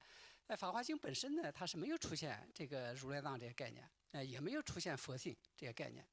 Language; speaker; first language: Chinese; native; Chinese